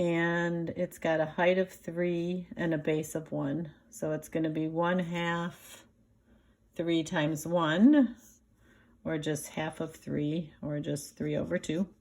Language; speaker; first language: English; native; English